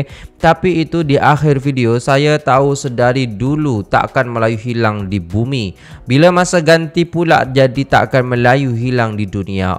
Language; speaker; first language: Indonesian; native; Indonesian